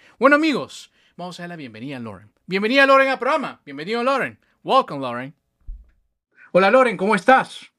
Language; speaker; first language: Spanish; native; Spanish